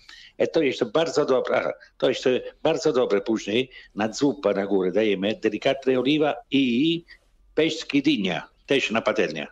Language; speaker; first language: Polish; non-native, learner; Italian